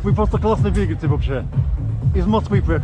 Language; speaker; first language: Russian; non-native, learner; English